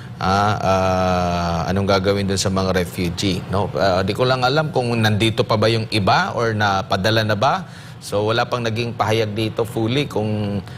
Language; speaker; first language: Filipino; native; Filipino